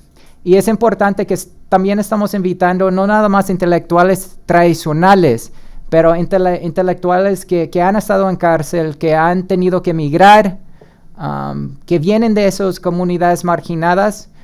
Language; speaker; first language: Spanish; early bilingual, heritage; Spanish